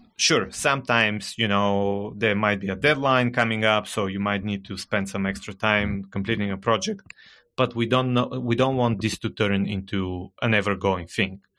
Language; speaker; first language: English; non-native, fluent; Bulgarian